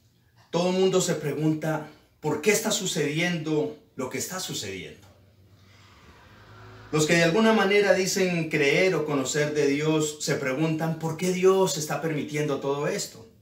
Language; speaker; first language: Spanish; native; Spanish